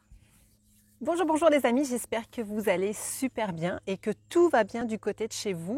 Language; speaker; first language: French; native; French